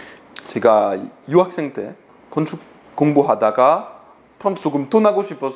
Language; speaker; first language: Korean; non-native, fluent; French